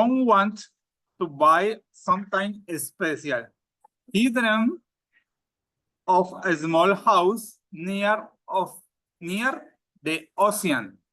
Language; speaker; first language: English; non-native, learner; Spanish